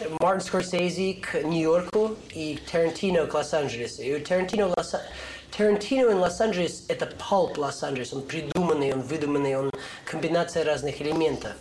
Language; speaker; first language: Russian; early bilingual, heritage; Russian